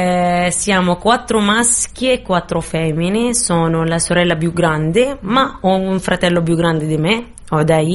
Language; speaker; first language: Italian; non-native, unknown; Arabic